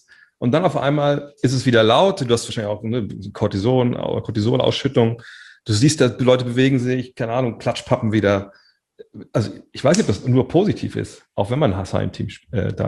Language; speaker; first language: German; native; German